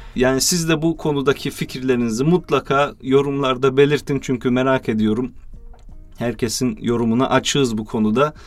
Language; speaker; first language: Turkish; early bilingual, heritage; Turkish